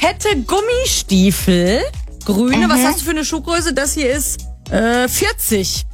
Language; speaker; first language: German; native; German